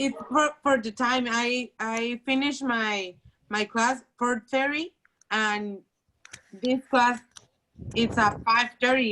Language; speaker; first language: English; non-native, learner; Spanish